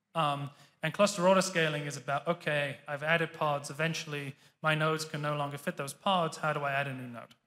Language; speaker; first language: English; native; English